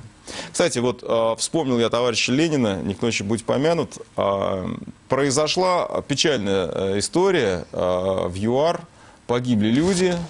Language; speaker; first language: Russian; native; Russian